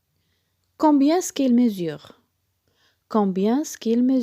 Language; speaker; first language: French; non-native, local second language; Arabic